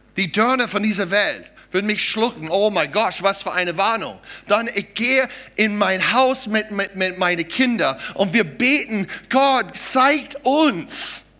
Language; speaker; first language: German; non-native, fluent; English